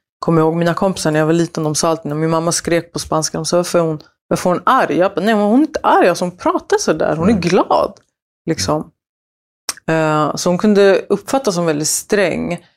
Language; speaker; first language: Swedish; early bilingual, other home language; Spanish